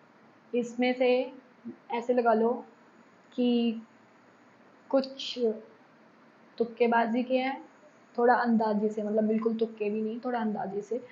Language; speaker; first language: Hindi; native; Hindi